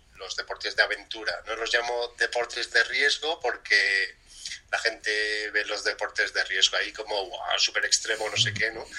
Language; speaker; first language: Spanish; early bilingual, other home language; English